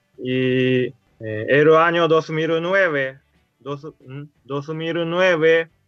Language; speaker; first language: Spanish; non-native, learner; Japanese